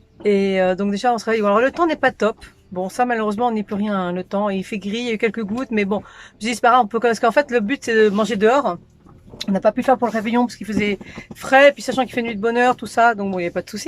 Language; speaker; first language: French; native; French